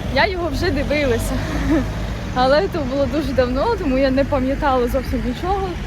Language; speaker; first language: Ukrainian; non-native, local second language; Russian